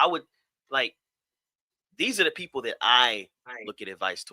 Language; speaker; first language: English; native; English